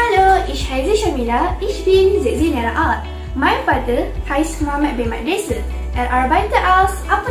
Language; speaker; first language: German; non-native, learner; Malay